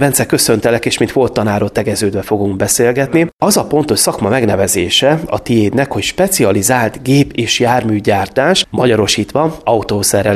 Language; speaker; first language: Hungarian; native; Hungarian